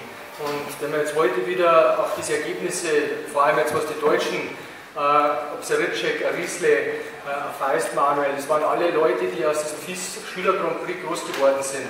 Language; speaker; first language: German; native; German